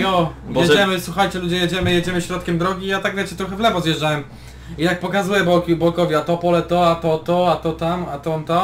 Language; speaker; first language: Polish; native; Polish